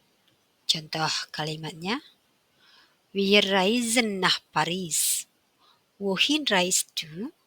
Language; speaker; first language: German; non-native, fluent; Indonesian